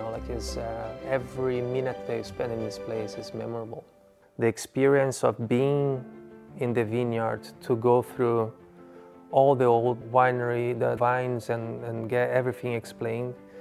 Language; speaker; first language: English; non-native, fluent; Portuguese